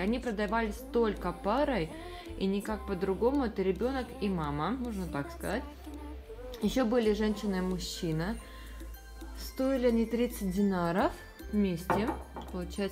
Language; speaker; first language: Russian; native; Russian